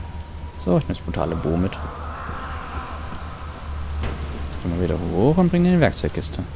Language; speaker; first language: German; native; German